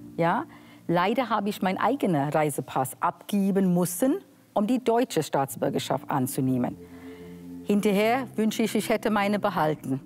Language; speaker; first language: German; non-native, fluent; English